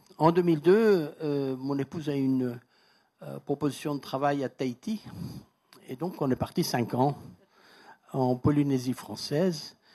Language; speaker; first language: French; non-native, fluent; Persian